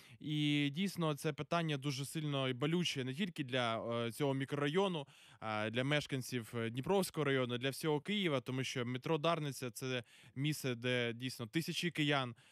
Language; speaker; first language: Ukrainian; native; Ukrainian